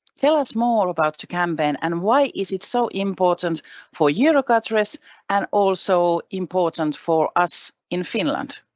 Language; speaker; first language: English; non-native, fluent; Finnish